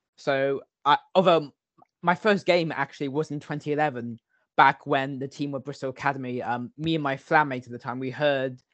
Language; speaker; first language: English; native; English